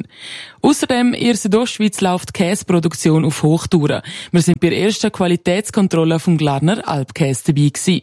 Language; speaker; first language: German; native; German